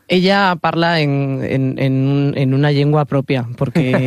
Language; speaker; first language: Catalan; non-native, learner; Spanish